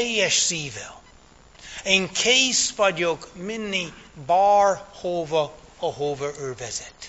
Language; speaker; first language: Hungarian; non-native, fluent; English